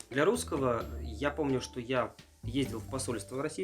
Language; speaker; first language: Russian; native; Russian